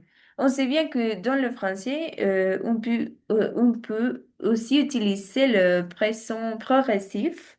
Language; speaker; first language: French; non-native, learner; Spanish